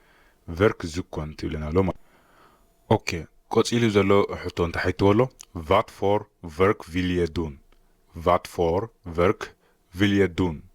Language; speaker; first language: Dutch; non-native, learner; Tigrinya